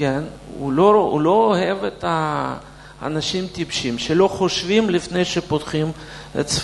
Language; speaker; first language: Hebrew; non-native, fluent; Russian